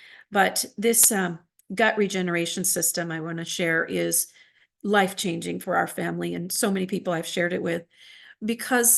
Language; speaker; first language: English; native; English